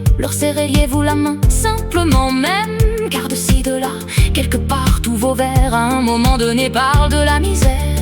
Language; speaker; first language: French; native; French